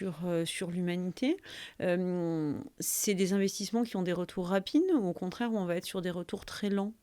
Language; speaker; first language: French; native; French